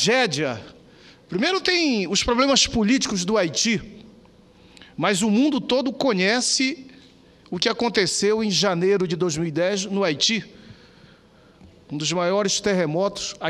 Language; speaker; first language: Portuguese; native; Portuguese